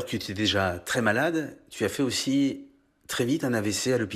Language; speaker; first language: French; native; French